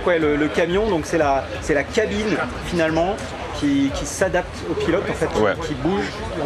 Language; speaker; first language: French; native; French